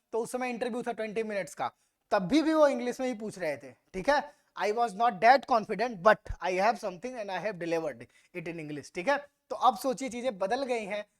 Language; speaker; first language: Hindi; native; Hindi